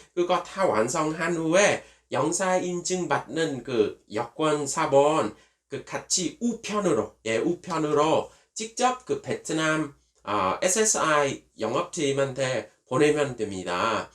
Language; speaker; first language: Korean; non-native, fluent; Vietnamese